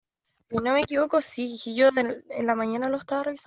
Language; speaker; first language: Spanish; native; Spanish